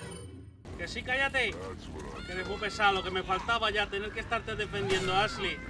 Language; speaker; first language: Spanish; native; Spanish